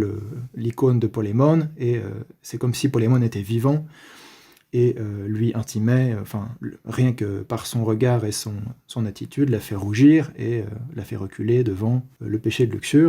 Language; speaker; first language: French; native; French